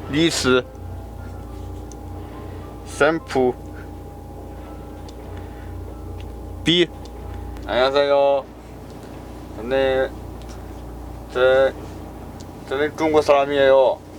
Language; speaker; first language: Korean; non-native, learner; Chinese